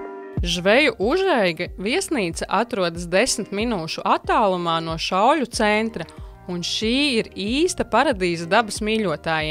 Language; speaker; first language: Latvian; native; Latvian